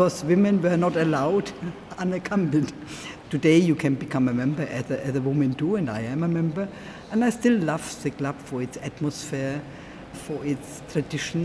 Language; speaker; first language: English; non-native, fluent; German